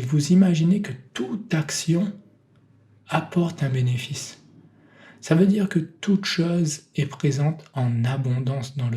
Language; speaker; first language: French; native; French